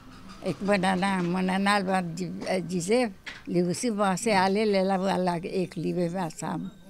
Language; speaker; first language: French; non-native, learner; Morisyen